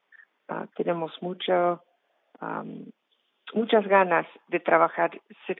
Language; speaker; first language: Spanish; non-native, fluent; English